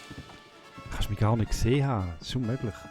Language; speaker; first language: German; native; German